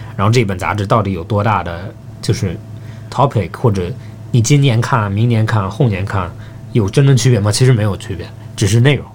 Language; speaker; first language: Chinese; early bilingual, heritage; Chinese